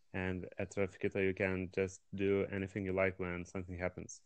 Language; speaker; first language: English; non-native, fluent; Lithuanian